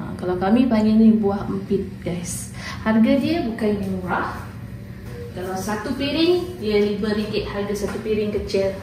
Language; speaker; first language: Malay; non-native, local second language; Iban